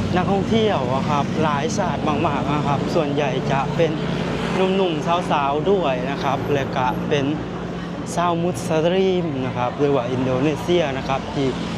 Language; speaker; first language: Thai; non-native, local second language; Lao